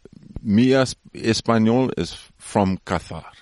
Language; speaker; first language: Spanish; non-native, learner; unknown